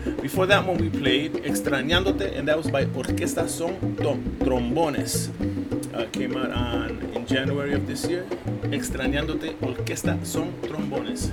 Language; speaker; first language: English; early bilingual, other home language; Spanish